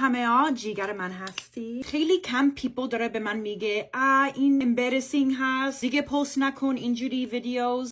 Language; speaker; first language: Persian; early bilingual, heritage; Persian